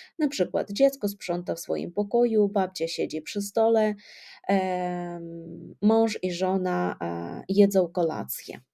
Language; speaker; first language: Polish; non-native, fluent; Ukrainian